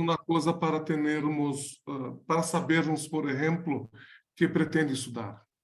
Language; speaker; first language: Spanish; non-native, learner; Portuguese